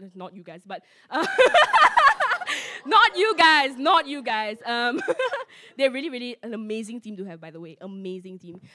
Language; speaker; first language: English; non-native, local second language; Min Nan Chinese